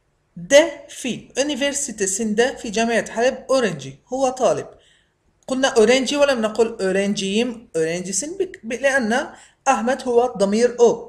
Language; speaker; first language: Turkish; non-native, fluent; Arabic